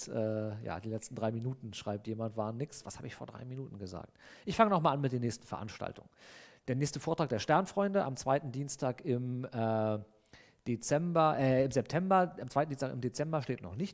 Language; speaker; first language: German; native; German